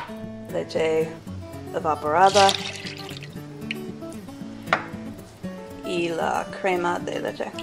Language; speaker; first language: Spanish; non-native, learner; English